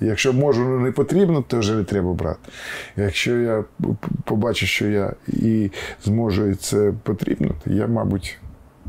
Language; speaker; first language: Ukrainian; non-native, local second language; Russian